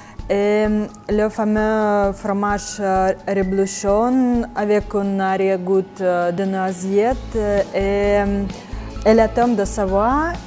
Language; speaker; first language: French; non-native, fluent; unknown